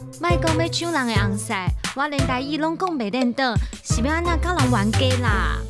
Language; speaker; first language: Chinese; native; Chinese